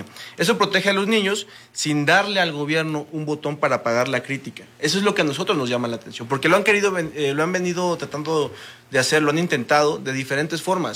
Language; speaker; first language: Spanish; native; Spanish